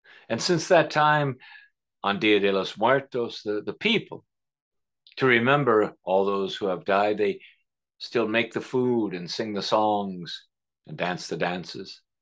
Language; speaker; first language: English; native; English